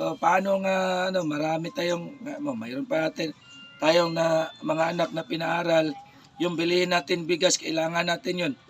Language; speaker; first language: Filipino; non-native, local second language; Cebuano